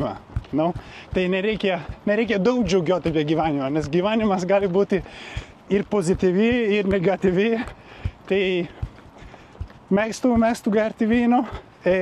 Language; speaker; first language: Lithuanian; non-native, learner; Italian